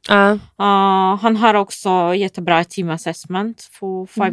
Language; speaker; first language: Swedish; non-native, fluent; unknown